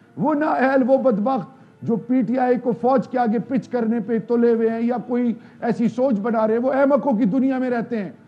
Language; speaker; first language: Urdu; non-native, local second language; Pashto